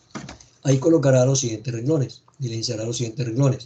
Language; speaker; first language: Spanish; native; Spanish